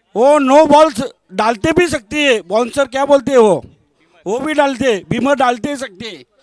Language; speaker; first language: Hindi; non-native, local second language; Marathi